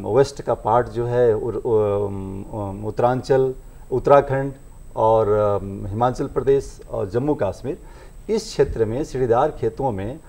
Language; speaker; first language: Hindi; native; Hindi